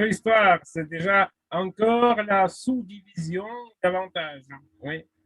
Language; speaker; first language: French; non-native, fluent; Russian